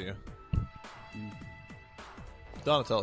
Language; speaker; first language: English; native; English